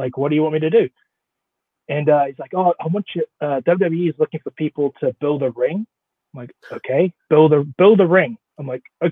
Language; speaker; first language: English; native; English